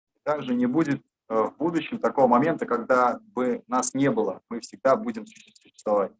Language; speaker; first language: Russian; native; Russian